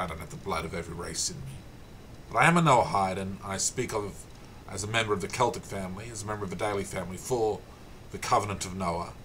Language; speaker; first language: English; native; English